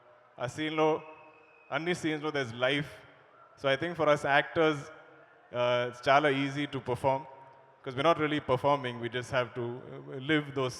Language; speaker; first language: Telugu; non-native, learner; Malayalam